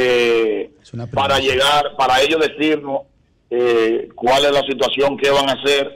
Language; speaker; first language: Spanish; native; Spanish